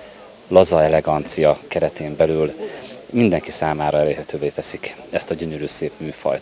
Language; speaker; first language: Hungarian; native; Hungarian